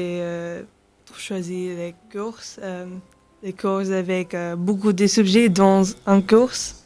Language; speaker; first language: French; non-native, learner; English